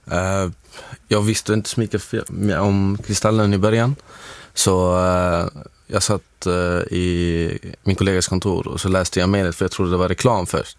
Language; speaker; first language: Swedish; non-native, fluent; Arabic